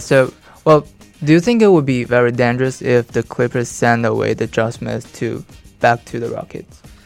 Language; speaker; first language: English; non-native, fluent; Chinese